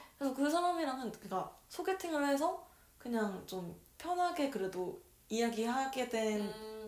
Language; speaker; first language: Korean; native; Korean